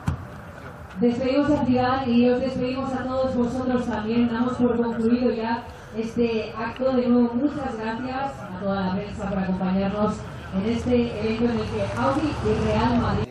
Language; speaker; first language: Spanish; native; Spanish